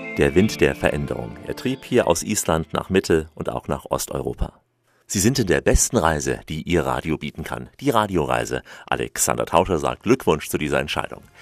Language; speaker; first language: German; native; German